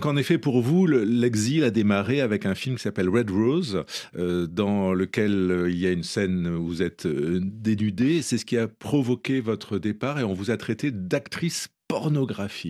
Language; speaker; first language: French; native; French